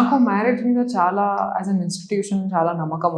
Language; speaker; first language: Telugu; non-native, local second language; Hindi